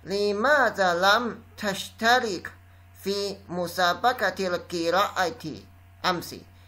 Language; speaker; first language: Arabic; non-native, learner; Chinese